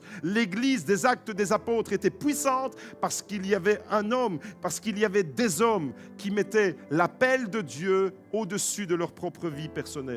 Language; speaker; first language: French; native; French